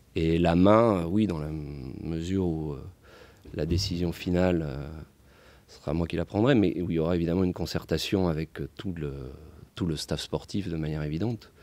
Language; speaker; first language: French; native; French